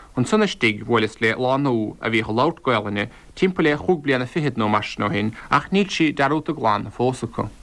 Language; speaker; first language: Irish; native; Irish